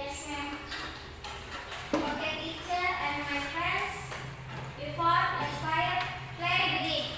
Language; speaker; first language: English; non-native, learner; Indonesian